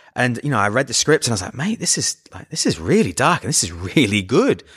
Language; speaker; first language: English; native; English